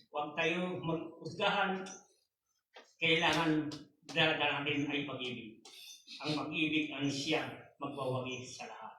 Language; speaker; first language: Filipino; non-native, local second language; Tausug